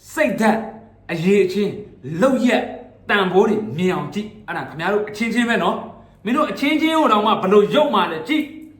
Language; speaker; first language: Burmese; native; Burmese